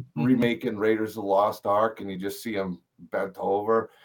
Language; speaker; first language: English; native; English